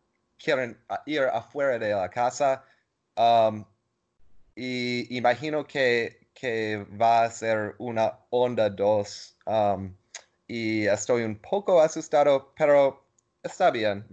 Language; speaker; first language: Spanish; non-native, learner; English